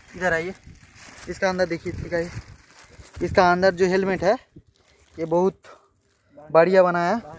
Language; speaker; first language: Hindi; non-native, local second language; Bangla